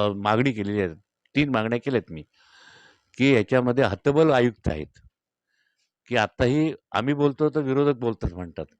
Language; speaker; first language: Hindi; non-native, local second language; Marathi